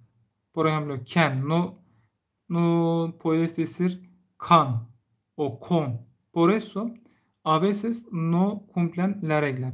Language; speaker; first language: Spanish; non-native, learner; Turkish